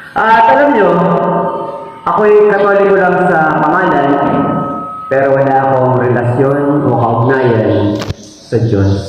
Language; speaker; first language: Filipino; non-native, local second language; Cebuano